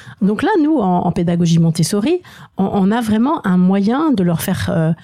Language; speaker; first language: French; native; French